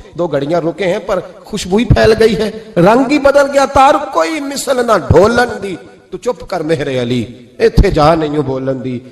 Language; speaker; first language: Urdu; non-native, local second language; Punjabi